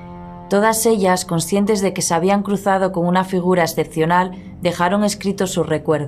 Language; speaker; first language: Spanish; native; Spanish